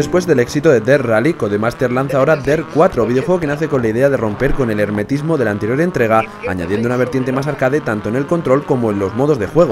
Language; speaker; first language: Spanish; native; Spanish